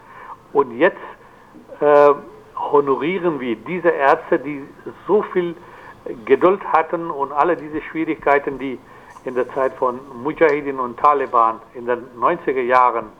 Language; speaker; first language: German; non-native, fluent; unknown